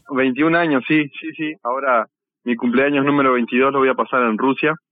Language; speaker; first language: Spanish; native; Spanish